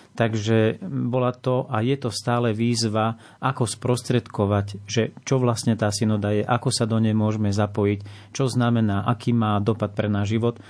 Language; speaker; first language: Slovak; native; Slovak